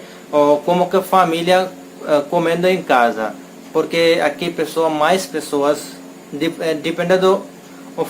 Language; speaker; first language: Portuguese; non-native, learner; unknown